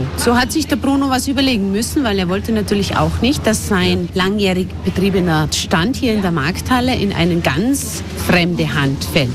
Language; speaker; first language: German; native; German